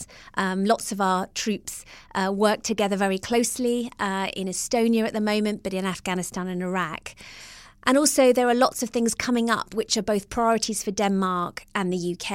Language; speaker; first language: English; native; English